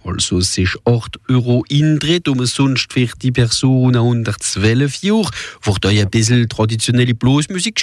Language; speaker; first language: German; non-native, local second language; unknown